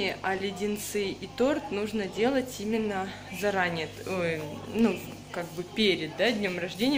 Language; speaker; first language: Russian; native; Russian